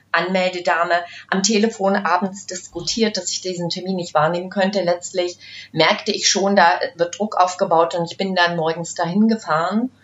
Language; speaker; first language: German; native; German